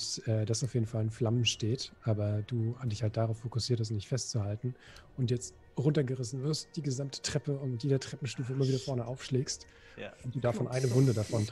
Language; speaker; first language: German; native; German